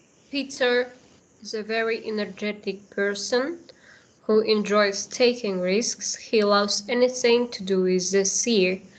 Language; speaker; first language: English; non-native, learner; Kazakh